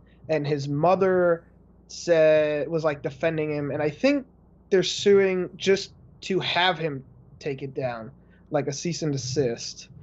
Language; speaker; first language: English; native; English